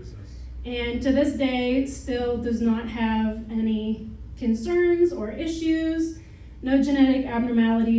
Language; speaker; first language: English; native; English